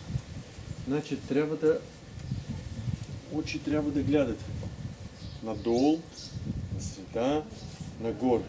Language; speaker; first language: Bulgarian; non-native, learner; Russian